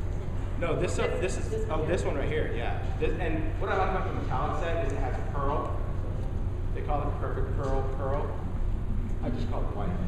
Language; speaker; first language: English; native; English